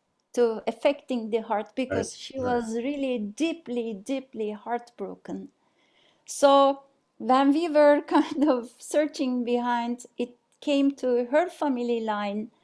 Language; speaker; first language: English; non-native, fluent; Turkish